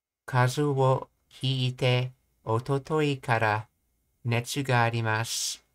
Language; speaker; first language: Japanese; non-native, learner; English